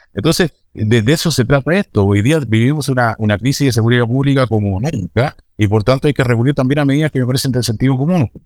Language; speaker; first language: Spanish; native; Spanish